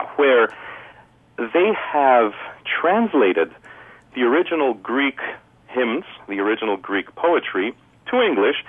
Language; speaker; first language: English; early bilingual, other home language; Greek